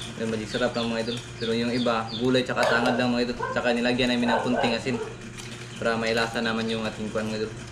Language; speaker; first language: Filipino; native; Filipino